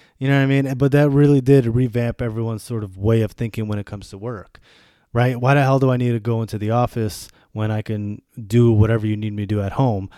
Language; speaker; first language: English; early bilingual, other home language; Bosnian